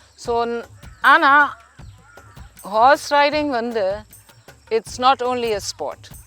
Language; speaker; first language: Tamil; non-native, learner; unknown